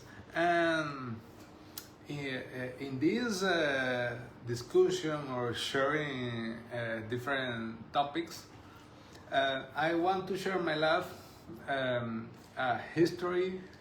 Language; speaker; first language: English; non-native, learner; Spanish